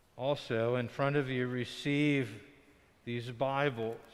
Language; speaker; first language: English; native; English